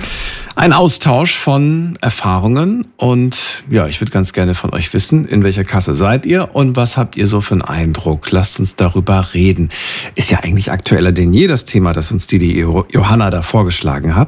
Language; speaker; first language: German; native; German